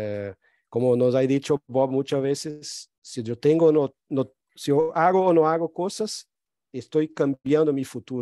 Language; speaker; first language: Spanish; non-native, fluent; Portuguese